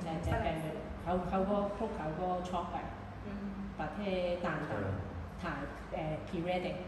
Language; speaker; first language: Thai; non-native, learner; Cantonese